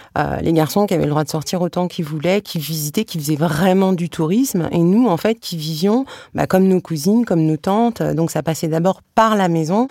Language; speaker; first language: French; early bilingual, other home language; Arabic